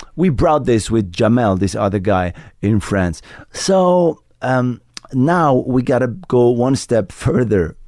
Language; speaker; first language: English; non-native, fluent; Arabic